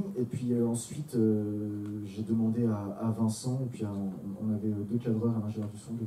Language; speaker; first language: French; native; French